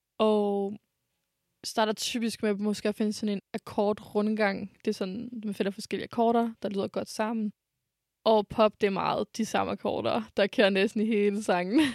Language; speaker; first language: Danish; early bilingual, other home language; French